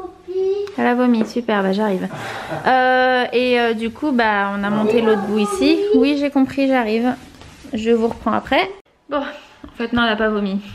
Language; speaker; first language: French; native; French